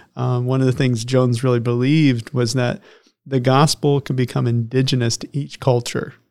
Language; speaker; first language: English; native; English